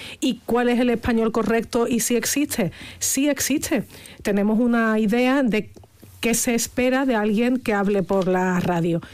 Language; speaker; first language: Spanish; native; Spanish